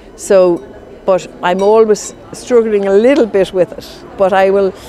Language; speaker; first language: English; native; English